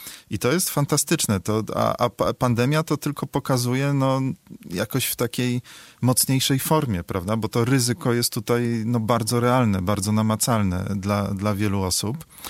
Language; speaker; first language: Polish; native; Polish